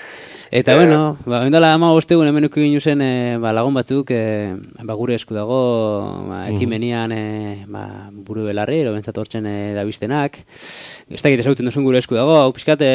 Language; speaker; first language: Basque; native; Basque